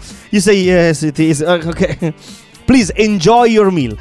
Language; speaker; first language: English; non-native, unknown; Italian